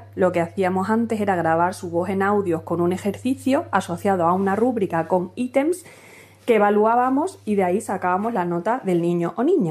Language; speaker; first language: Spanish; native; Spanish